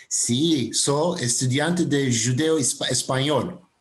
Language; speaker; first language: Spanish; non-native, learner; Turkish